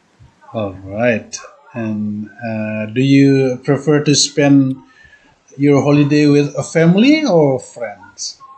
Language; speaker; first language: English; non-native, fluent; Indonesian